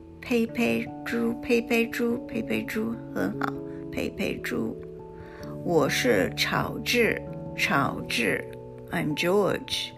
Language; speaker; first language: Chinese; non-native, fluent; English